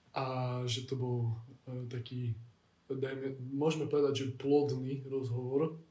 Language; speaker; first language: Slovak; native; Slovak